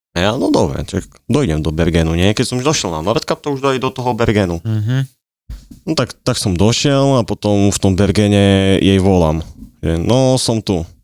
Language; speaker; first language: Slovak; native; Slovak